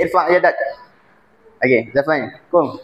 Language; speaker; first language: Arabic; non-native, learner; Malay